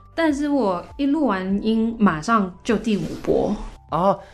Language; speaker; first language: Chinese; non-native, local second language; Cantonese